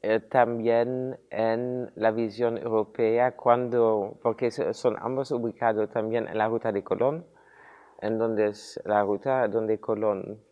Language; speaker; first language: Spanish; non-native, fluent; Dutch